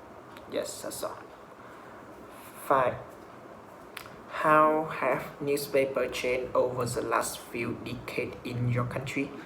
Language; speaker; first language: English; non-native, learner; Vietnamese